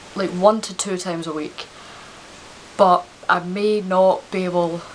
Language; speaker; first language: English; native; English